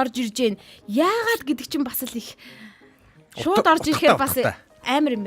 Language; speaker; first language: Mongolian; native; Mongolian